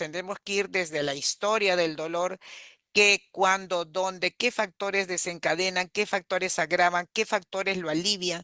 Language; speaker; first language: Spanish; native; Spanish